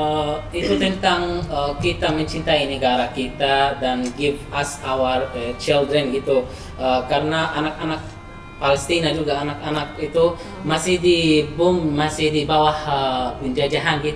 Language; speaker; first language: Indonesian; non-native, fluent; Arabic